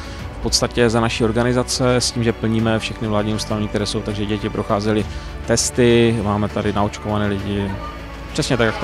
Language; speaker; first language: Czech; native; Czech